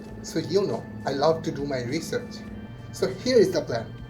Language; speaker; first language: English; non-native, local second language; Bangla